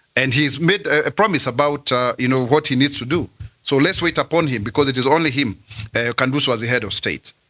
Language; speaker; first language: English; non-native, local second language; Kikuyu